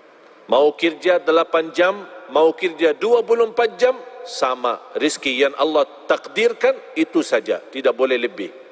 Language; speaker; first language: Indonesian; non-native, fluent; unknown